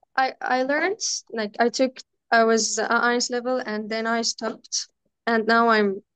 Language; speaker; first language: English; non-native, fluent; Armenian